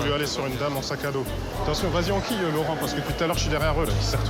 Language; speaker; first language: French; native; French